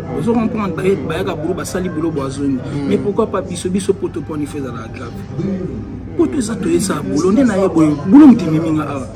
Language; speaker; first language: Lingala; native; Lingala